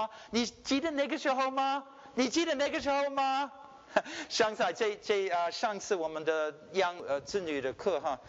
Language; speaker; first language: Chinese; early bilingual, heritage; Chinese